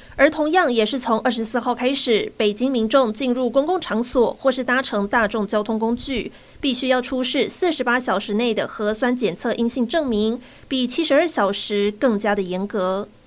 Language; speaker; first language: Chinese; native; Chinese